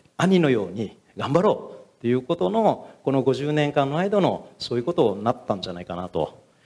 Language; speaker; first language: Japanese; non-native, fluent; Vietnamese